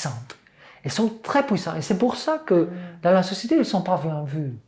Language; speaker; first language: French; non-native, fluent; Catalan